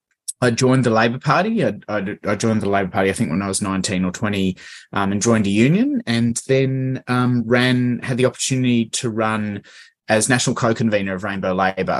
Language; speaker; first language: English; native; English